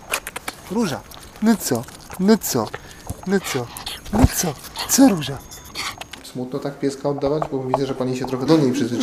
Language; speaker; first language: Polish; native; Polish